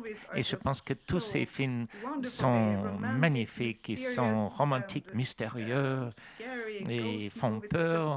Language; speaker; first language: French; non-native, fluent; Swedish